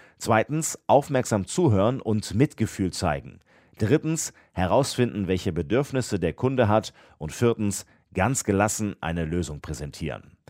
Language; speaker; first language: German; native; German